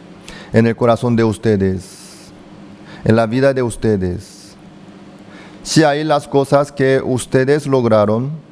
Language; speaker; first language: Spanish; non-native, fluent; Korean